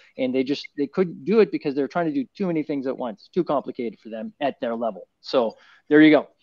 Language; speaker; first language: English; native; English